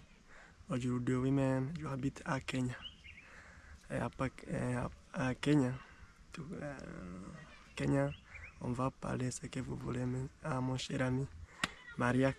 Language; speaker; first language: French; non-native, learner; Rundi